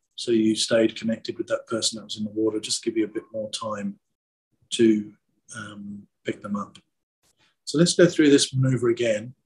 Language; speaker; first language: English; native; English